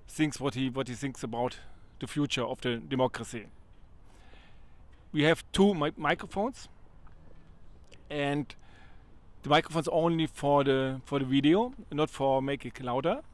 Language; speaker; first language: English; non-native, learner; German